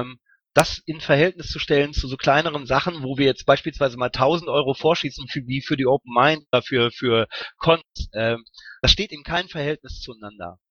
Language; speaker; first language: German; native; German